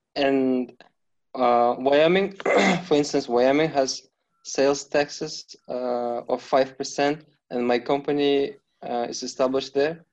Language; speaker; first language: English; non-native, fluent; Kazakh